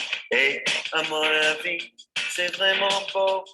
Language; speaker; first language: French; non-native, learner; Spanish